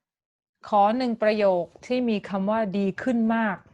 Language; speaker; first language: Thai; native; Thai